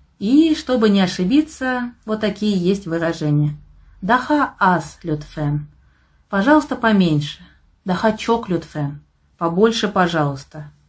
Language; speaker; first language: Russian; native; Russian